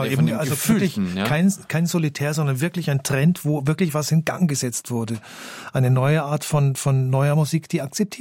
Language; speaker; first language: German; native; German